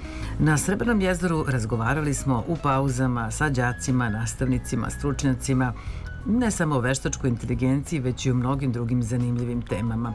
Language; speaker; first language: Serbian; native; Serbian